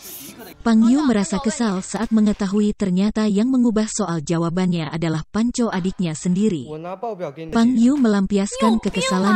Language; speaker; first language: Indonesian; native; Indonesian